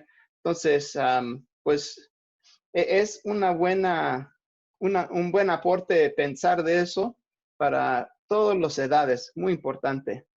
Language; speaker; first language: Spanish; non-native, fluent; English